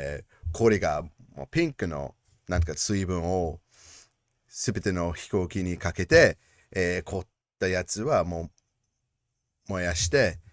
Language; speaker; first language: Japanese; non-native, learner; English